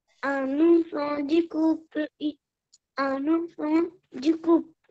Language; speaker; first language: French; non-native, learner; Arabic